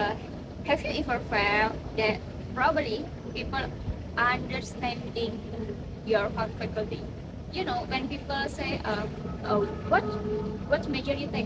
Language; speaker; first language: English; non-native, learner; Indonesian